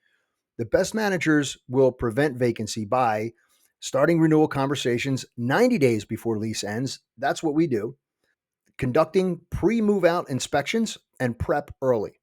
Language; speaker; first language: English; native; English